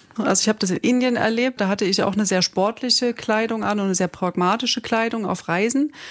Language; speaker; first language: German; native; German